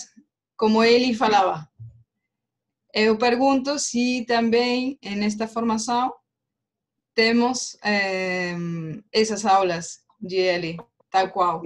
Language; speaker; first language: Portuguese; non-native, learner; Spanish